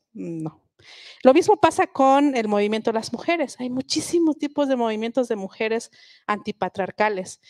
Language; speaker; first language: Spanish; non-native, local second language; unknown